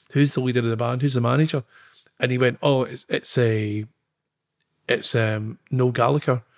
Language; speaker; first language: English; native; English